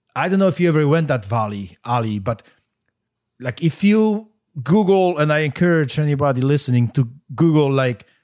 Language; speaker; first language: English; non-native, fluent; Polish